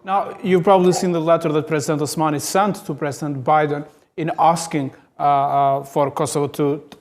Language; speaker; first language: English; non-native, fluent; Albanian